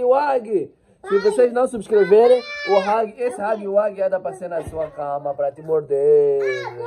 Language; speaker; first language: Portuguese; native; Portuguese